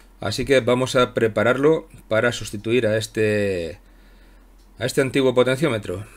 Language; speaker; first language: Spanish; native; Spanish